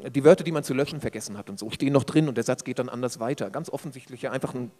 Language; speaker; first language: German; native; German